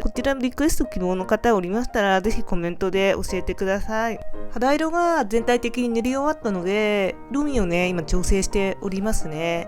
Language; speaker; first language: Japanese; native; Japanese